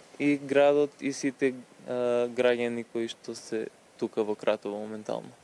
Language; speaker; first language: Macedonian; native; Macedonian